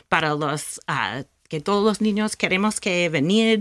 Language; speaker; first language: Spanish; non-native, learner; English